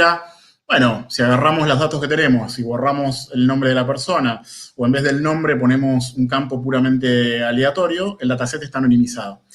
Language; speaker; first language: Spanish; native; Spanish